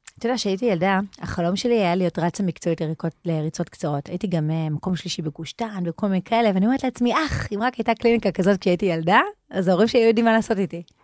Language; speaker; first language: Hebrew; native; Hebrew